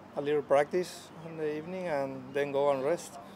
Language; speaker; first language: English; non-native, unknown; Spanish